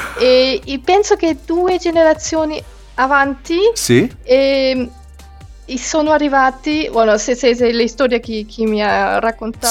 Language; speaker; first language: Italian; non-native, learner; Spanish